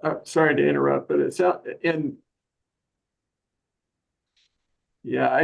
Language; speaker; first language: English; native; English